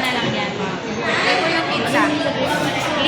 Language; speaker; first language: Filipino; native; Filipino